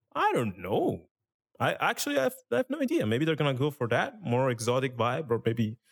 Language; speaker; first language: English; non-native, fluent; Italian